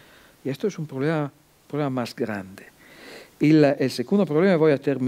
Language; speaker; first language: Spanish; non-native, fluent; Italian